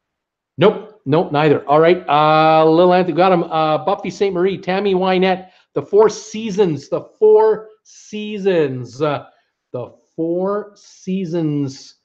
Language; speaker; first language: English; native; English